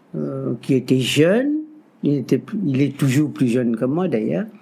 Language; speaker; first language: French; non-native, local second language; Kabuverdianu